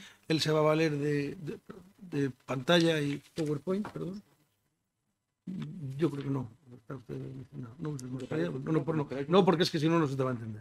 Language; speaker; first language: Spanish; native; Spanish